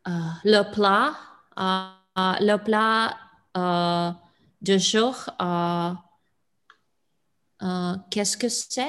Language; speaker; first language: French; non-native, learner; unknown